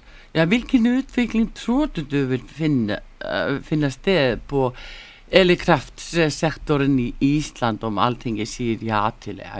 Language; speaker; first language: Norwegian; non-native, learner; Icelandic